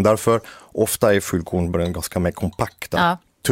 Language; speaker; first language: Swedish; native; Swedish